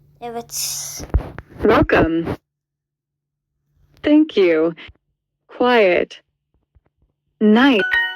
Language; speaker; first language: English; non-native, learner; Turkish